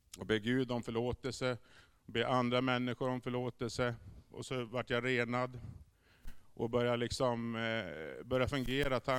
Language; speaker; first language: Swedish; native; Swedish